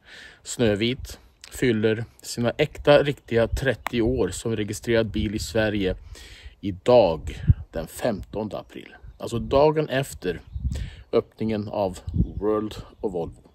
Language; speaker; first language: Swedish; native; Swedish